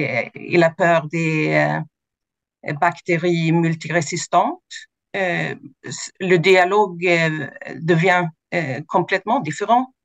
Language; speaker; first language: French; non-native, fluent; Swedish